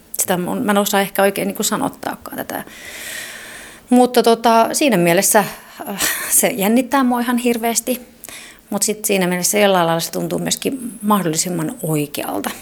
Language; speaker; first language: Finnish; native; Finnish